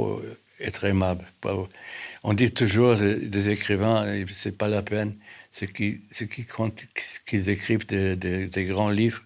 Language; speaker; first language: French; non-native, fluent; German